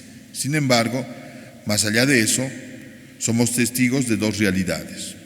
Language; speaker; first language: Spanish; native; Spanish